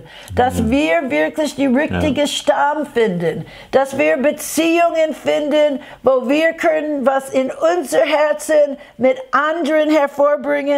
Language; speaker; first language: German; non-native, fluent; English